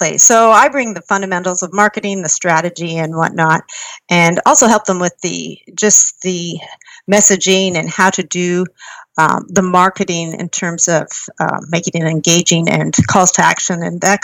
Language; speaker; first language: English; native; English